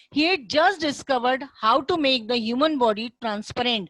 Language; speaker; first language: English; non-native, local second language; Hindi